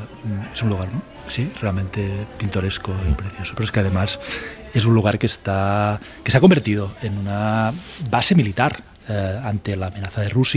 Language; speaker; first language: Spanish; native; Spanish